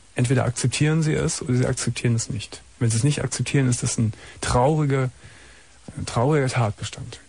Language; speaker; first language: German; native; German